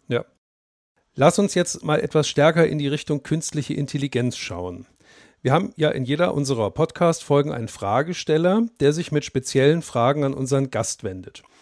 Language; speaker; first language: German; native; German